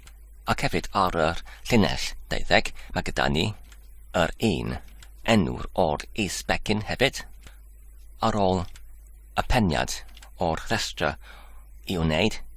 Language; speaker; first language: Welsh; non-native, fluent; English